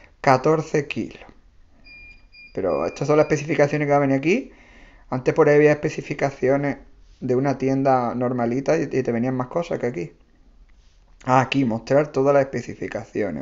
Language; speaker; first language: Spanish; native; Spanish